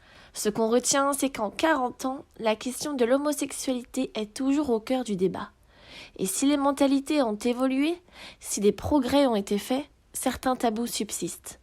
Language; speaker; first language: French; native; French